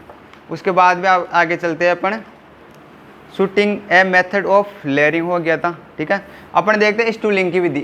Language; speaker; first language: Hindi; native; Hindi